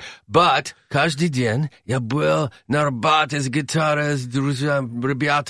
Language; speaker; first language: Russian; non-native, learner; English